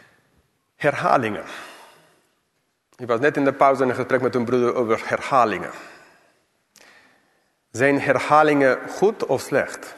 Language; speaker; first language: Dutch; non-native, fluent; English